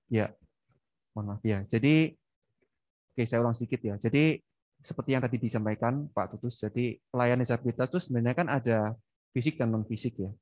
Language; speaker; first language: Indonesian; native; Indonesian